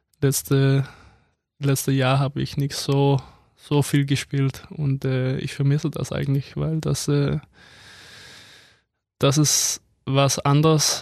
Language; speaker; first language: German; non-native, fluent; Danish